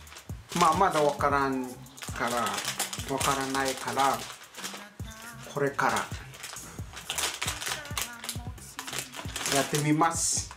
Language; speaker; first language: Japanese; non-native, learner; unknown